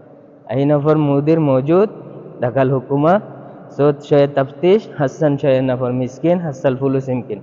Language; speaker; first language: Arabic; non-native, learner; Bangla